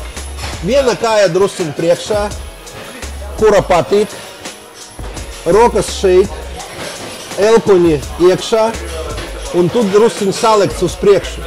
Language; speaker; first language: Latvian; non-native, local second language; Russian